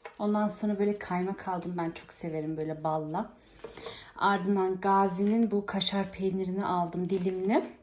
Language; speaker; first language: Turkish; early bilingual, heritage; Turkish